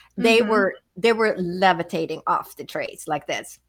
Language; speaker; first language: English; non-native, fluent; Swedish